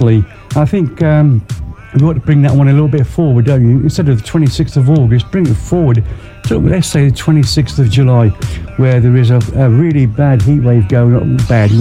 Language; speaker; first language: English; native; English